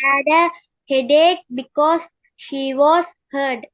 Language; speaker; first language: English; non-native, learner; Tamil